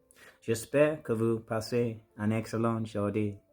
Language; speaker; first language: French; non-native, learner; English